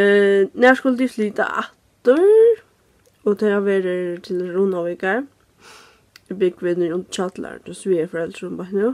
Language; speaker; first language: Norwegian; non-native, learner; Faroese